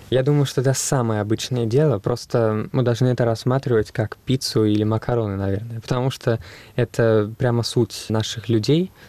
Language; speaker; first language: Russian; non-native, fluent; Italian